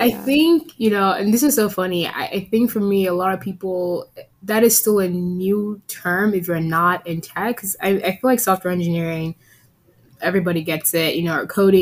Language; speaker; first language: English; native; English